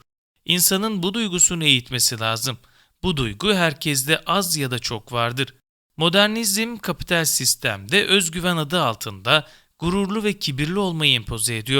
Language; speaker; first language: Turkish; native; Turkish